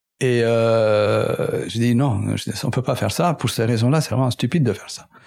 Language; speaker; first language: French; native; French